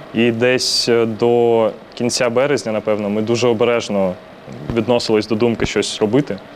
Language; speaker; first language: Ukrainian; non-native, local second language; Russian